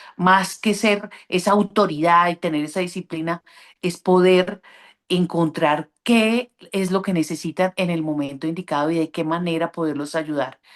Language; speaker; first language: Spanish; native; Spanish